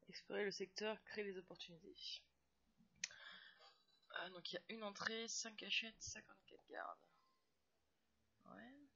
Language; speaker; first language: French; native; French